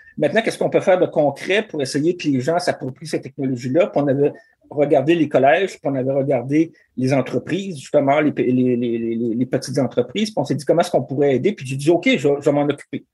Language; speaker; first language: French; native; French